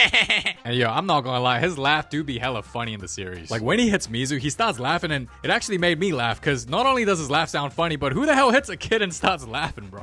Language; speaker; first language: English; native; English